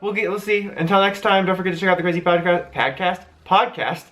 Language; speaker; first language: English; native; English